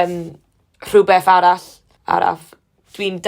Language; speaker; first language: Welsh; non-native, learner; English